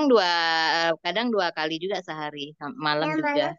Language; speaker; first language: Malay; native; Malay